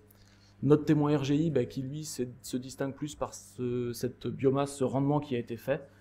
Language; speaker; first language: French; native; French